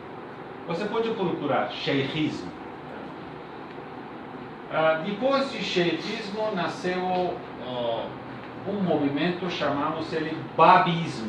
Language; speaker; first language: Portuguese; non-native, learner; Persian